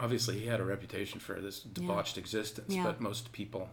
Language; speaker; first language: English; native; English